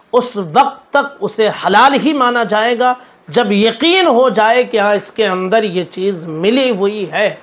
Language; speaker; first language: Urdu; native; Urdu